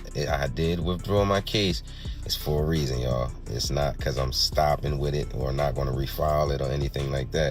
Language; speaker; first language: English; native; English